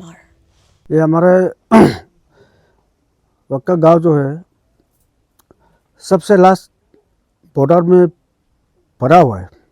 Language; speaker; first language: Hindi; non-native, local second language; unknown